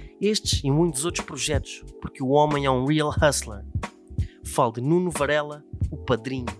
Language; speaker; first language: Portuguese; native; Portuguese